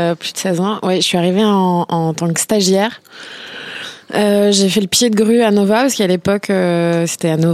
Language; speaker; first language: French; native; French